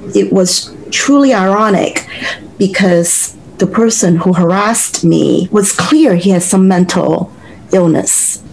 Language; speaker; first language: English; non-native, local second language; Cantonese